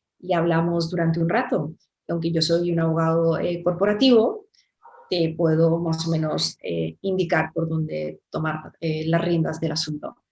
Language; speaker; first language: Spanish; native; Spanish